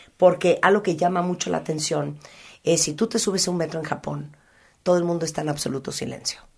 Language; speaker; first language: Spanish; native; Spanish